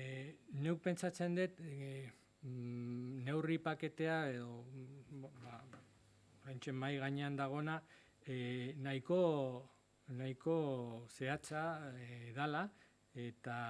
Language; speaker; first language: Basque; non-native, local second language; Spanish